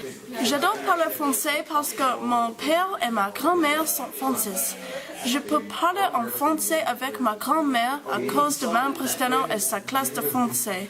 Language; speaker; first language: French; non-native, learner; English